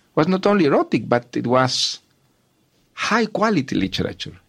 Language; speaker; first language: English; non-native, fluent; Spanish